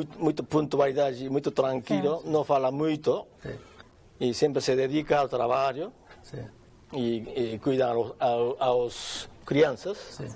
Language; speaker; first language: Portuguese; non-native, learner; Japanese